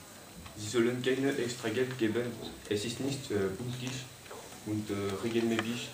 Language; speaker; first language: German; non-native, learner; French